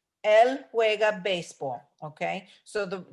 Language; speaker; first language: Spanish; non-native, fluent; English